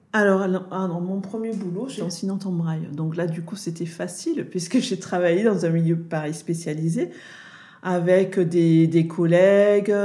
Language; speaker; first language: French; native; French